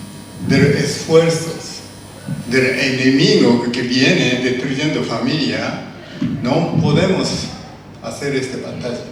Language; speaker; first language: Spanish; non-native, learner; Japanese